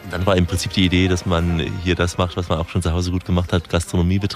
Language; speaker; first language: German; native; German